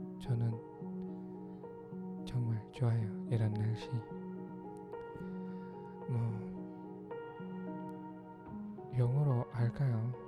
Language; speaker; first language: Korean; non-native, learner; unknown